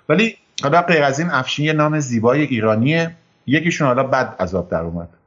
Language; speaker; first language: Persian; native; Persian